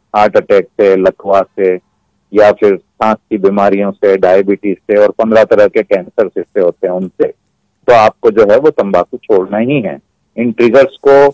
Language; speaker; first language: Hindi; native; Hindi